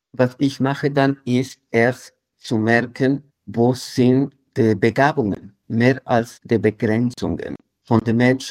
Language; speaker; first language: German; non-native, fluent; Spanish